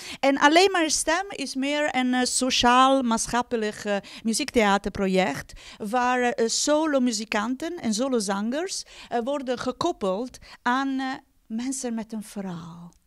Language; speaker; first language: Dutch; non-native, fluent; Italian